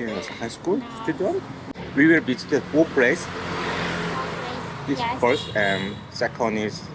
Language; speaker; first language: English; non-native, learner; Korean